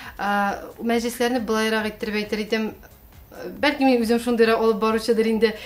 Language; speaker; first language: Tatar; native; Tatar